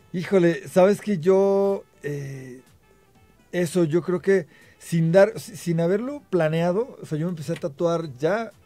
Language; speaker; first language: Spanish; native; Spanish